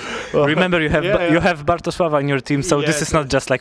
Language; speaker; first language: English; non-native, fluent; Polish